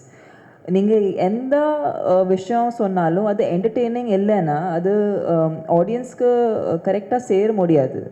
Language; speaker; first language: Tamil; non-native, fluent; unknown